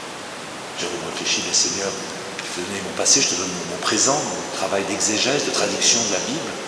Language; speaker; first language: French; native; French